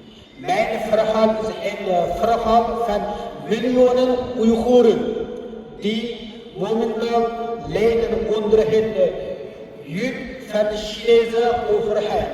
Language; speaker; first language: Dutch; non-native, learner; Uyghur